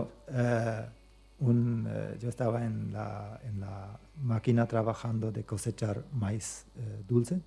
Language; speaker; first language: Spanish; non-native, local second language; Plautdietsch